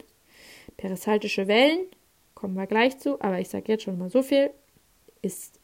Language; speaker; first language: German; native; German